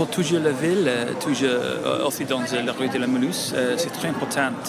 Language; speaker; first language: French; non-native, learner; English